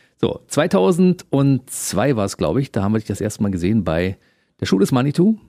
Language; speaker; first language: German; native; German